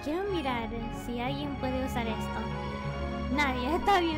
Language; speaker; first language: Spanish; non-native, learner; English